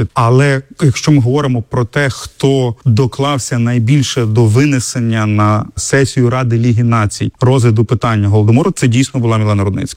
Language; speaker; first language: Ukrainian; native; Ukrainian